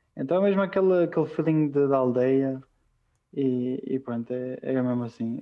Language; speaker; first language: Portuguese; native; Portuguese